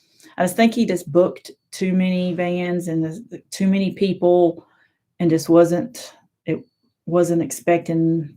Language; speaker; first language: English; native; English